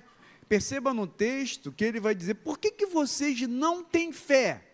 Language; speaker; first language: Portuguese; native; Portuguese